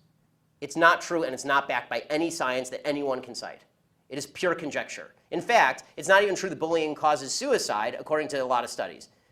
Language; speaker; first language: English; native; English